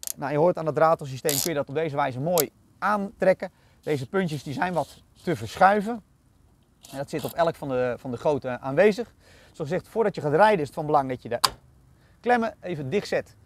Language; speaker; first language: Dutch; native; Dutch